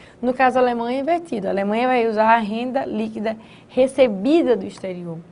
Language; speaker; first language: Portuguese; native; Portuguese